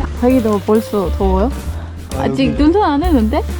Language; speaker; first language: Korean; non-native, learner; Spanish